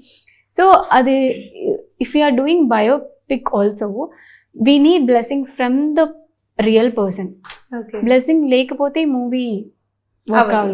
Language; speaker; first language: Telugu; non-native, learner; Tamil